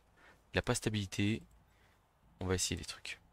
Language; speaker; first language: French; native; French